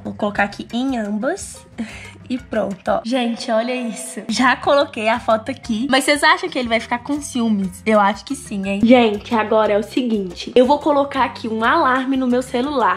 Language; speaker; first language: Portuguese; native; Portuguese